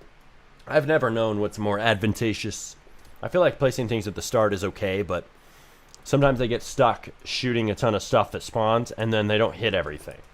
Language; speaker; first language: English; native; English